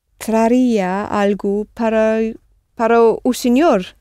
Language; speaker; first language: Portuguese; non-native, learner; English